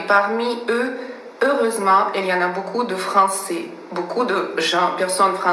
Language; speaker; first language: French; non-native, fluent; Russian